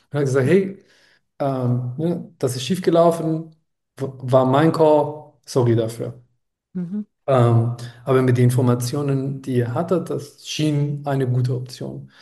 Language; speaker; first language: German; non-native, fluent; Spanish